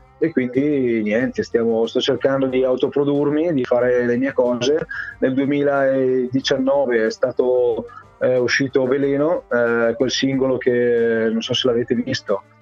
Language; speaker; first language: Italian; native; Italian